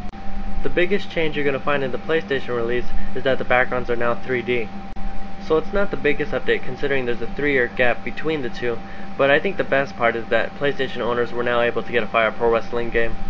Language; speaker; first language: English; native; English